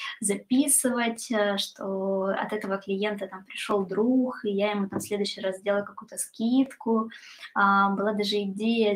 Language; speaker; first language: Russian; native; Russian